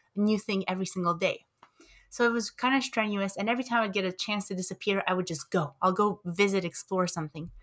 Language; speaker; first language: English; early bilingual, other home language; Romanian